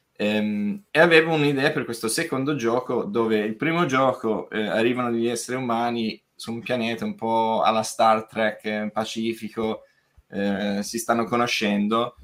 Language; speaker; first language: Italian; non-native, fluent; English